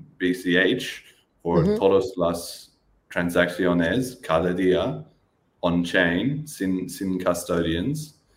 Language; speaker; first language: Spanish; non-native, learner; English